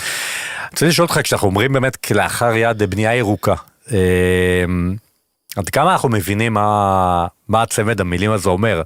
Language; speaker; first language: Hebrew; native; Hebrew